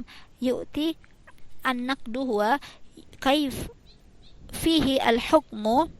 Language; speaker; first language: Arabic; non-native, fluent; Indonesian